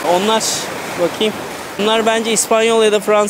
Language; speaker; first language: Turkish; native; Turkish